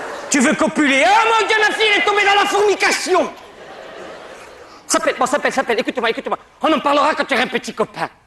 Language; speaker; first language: French; native; French